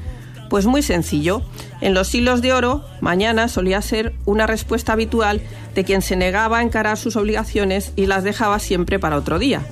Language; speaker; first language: Spanish; native; Spanish